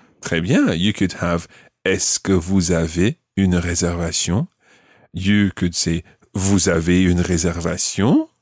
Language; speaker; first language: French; non-native, fluent; English